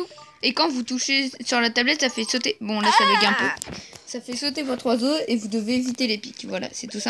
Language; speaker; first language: French; native; French